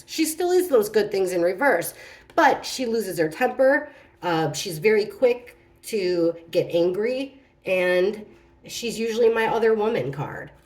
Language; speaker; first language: English; native; English